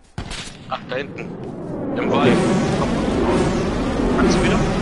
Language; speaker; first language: German; native; German